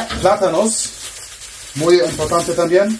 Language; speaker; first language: Spanish; non-native, learner; German